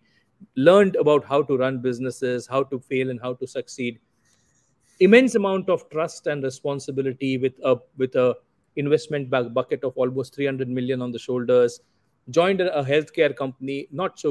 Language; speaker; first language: English; non-native, local second language; Gujarati